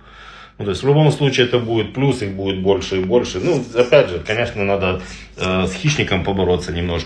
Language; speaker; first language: Russian; native; Russian